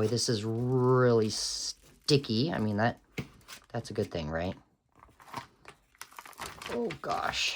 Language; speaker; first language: English; native; English